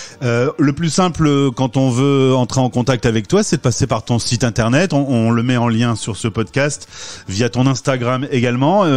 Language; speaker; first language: French; native; French